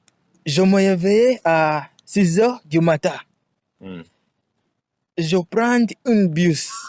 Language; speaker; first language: French; non-native, learner; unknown